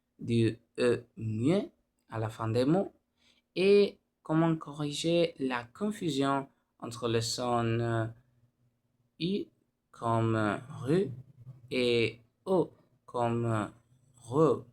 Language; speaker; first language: French; non-native, learner; Spanish